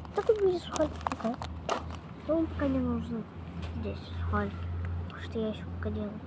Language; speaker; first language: Russian; native; Russian